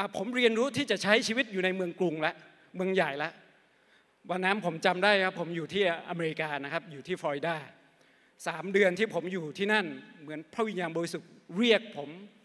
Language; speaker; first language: Thai; non-native, local second language; Akha